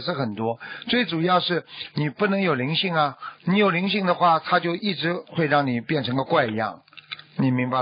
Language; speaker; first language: Chinese; native; Chinese